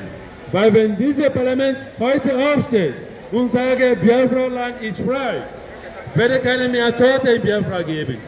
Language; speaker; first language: German; non-native, learner; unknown